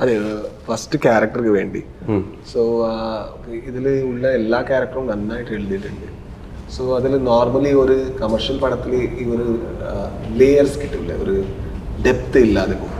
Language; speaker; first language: Malayalam; non-native, fluent; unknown